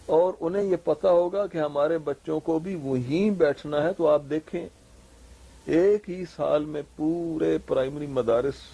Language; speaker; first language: Urdu; native; Urdu